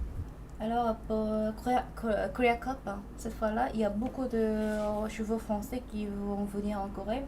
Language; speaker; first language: French; non-native, fluent; Korean